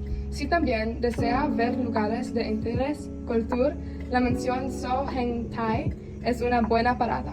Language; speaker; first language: Spanish; non-native, learner; Thai